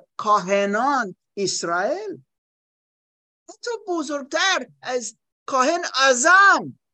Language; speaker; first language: Persian; non-native, learner; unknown